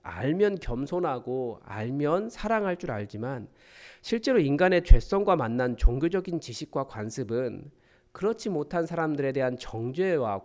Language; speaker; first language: Korean; native; Korean